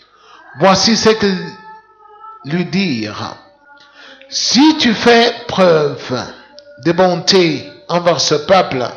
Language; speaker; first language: French; non-native, local second language; Lingala